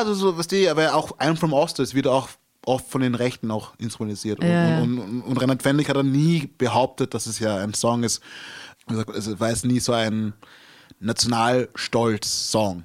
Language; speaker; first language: German; early bilingual, other home language; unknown